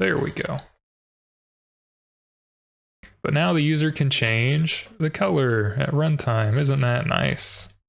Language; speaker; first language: English; native; English